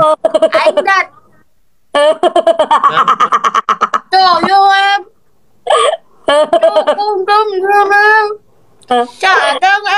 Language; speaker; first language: Vietnamese; non-native, learner; Indonesian